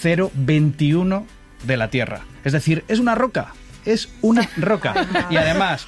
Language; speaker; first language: Spanish; native; Spanish